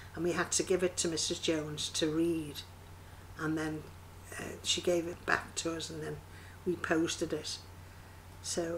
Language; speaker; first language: English; native; English